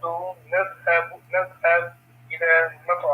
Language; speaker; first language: Arabic; non-native, learner; English